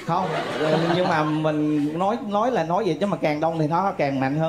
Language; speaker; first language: Vietnamese; native; Vietnamese